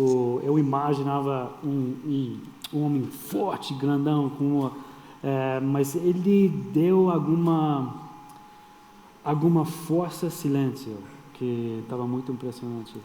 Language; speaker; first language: Portuguese; non-native, fluent; English